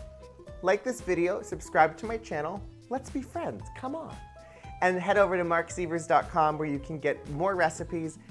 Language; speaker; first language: English; native; English